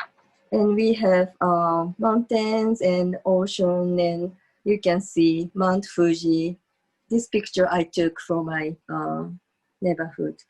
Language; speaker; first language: English; non-native, fluent; Japanese